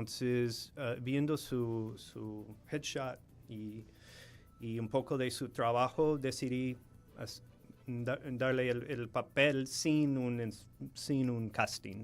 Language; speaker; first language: Spanish; non-native, fluent; English